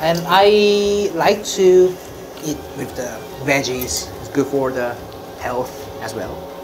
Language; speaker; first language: English; non-native, fluent; Korean